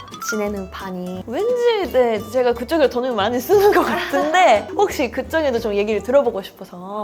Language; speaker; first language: Korean; non-native, fluent; Japanese